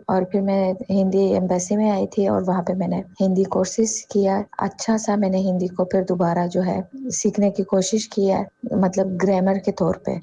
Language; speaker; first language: Urdu; non-native, fluent; Tajik